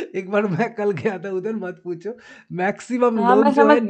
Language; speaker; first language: Hindi; non-native, local second language; Bangla